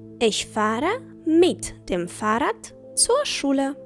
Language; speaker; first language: German; non-native, fluent; Ukrainian